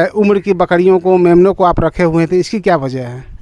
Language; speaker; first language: Hindi; native; Hindi